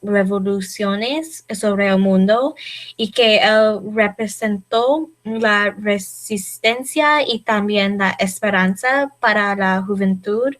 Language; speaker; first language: Spanish; non-native, learner; English